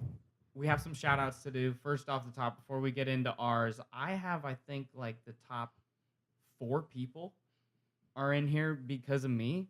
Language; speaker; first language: English; native; English